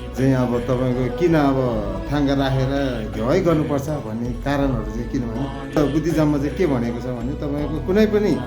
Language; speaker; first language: Nepali; non-native, local second language; Eastern Tamang